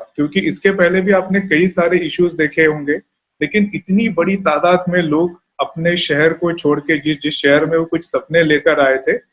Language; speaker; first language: Hindi; non-native, local second language; Marathi